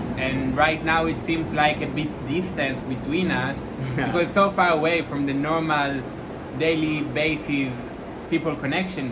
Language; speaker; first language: English; non-native, fluent; Hebrew